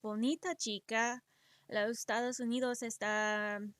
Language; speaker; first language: Spanish; early bilingual, other home language; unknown